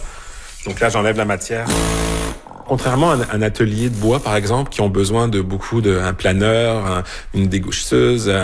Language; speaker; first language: French; native; French